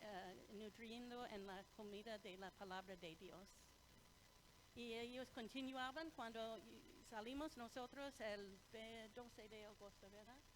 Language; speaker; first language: Spanish; non-native, fluent; English